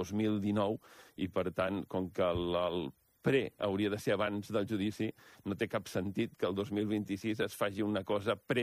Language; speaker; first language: Catalan; native; Catalan